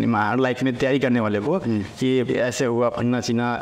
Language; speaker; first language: Hindi; native; Hindi